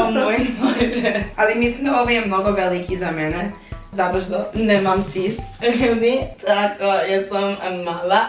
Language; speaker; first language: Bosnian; non-native, learner; English